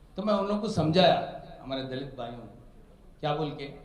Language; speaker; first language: Hindi; non-native, local second language; Telugu